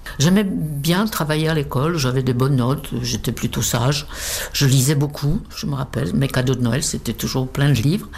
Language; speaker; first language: French; non-native, fluent; Czech